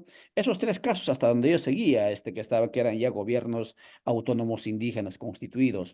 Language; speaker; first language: Spanish; native; Spanish